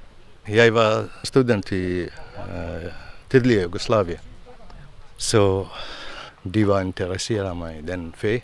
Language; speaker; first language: Danish; non-native, learner; Arabic